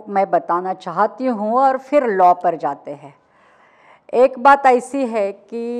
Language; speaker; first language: Hindi; non-native, local second language; Marathi